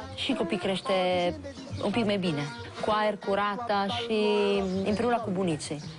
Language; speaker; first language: Romanian; non-native, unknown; Italian